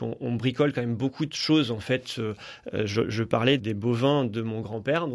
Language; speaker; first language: French; native; French